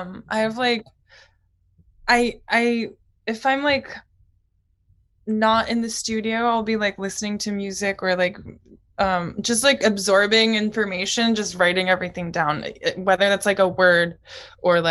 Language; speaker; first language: English; early bilingual, other home language; Japanese